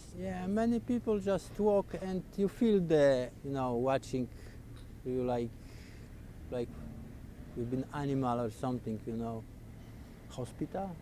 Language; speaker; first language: English; non-native, learner; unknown